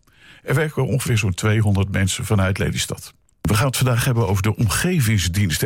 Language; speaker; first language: Dutch; native; Dutch